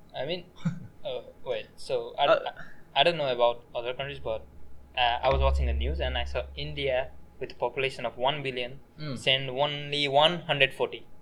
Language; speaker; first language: English; non-native, local second language; Nepali